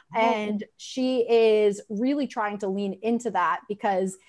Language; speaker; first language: English; native; English